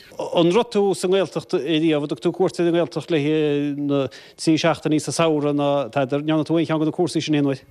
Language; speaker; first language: Irish; native; Irish